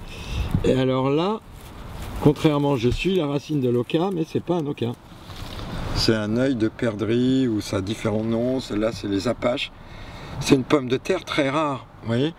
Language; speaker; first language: French; native; French